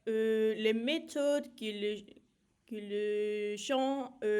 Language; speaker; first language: French; non-native, learner; Spanish